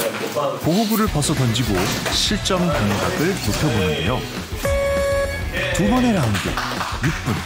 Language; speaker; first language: Korean; native; Korean